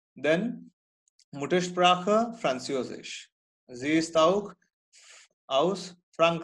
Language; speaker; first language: German; non-native, fluent; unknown